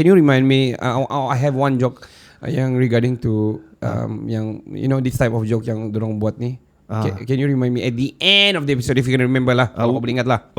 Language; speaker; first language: Malay; native; Malay